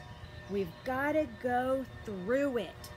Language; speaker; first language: English; native; English